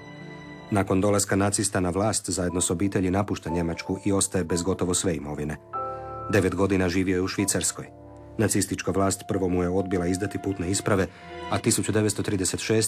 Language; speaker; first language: Serbian; native; Serbian